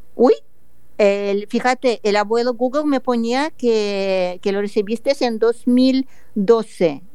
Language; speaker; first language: Spanish; non-native, fluent; Russian